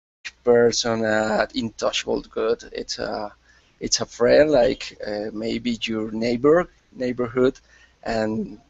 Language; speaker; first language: English; non-native, learner; Spanish